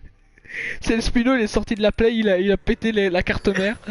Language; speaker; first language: French; native; French